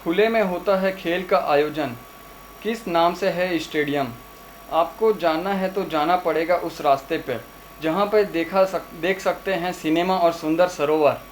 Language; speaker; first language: Hindi; non-native, local second language; Gujarati